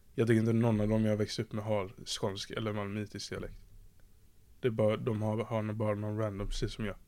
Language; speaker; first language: Swedish; native; Swedish